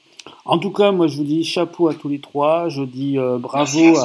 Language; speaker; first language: French; native; French